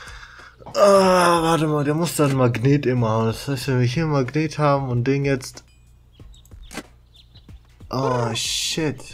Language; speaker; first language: German; native; German